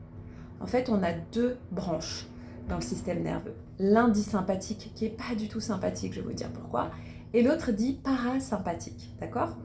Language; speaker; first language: French; native; French